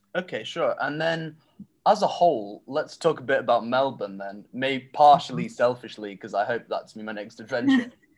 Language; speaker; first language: English; native; English